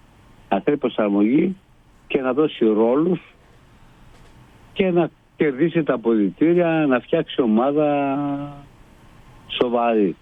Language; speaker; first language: Greek; non-native, fluent; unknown